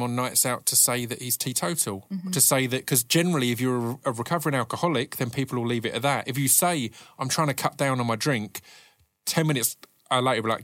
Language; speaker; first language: English; native; English